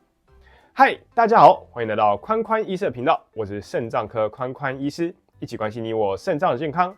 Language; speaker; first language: Chinese; native; Chinese